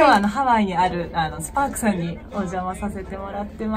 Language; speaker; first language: Japanese; native; Japanese